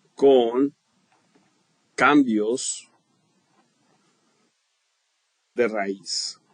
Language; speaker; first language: Spanish; non-native, fluent; English